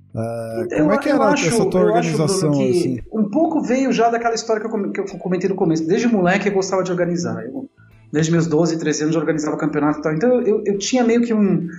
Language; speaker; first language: Portuguese; non-native, local second language; Italian